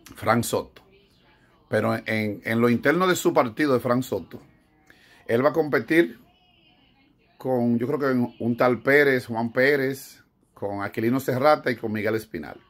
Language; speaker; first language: Spanish; native; Spanish